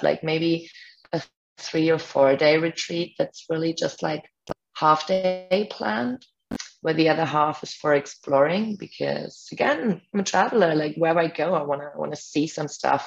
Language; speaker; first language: English; non-native, fluent; German